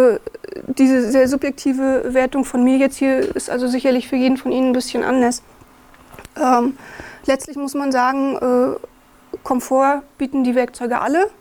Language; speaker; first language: German; native; German